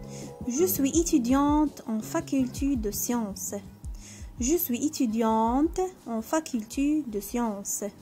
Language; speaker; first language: French; non-native, local second language; Arabic